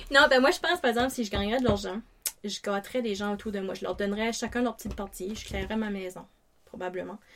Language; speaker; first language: French; native; French